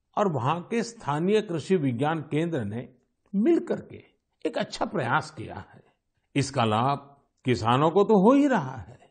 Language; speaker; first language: Hindi; non-native, local second language; Gujarati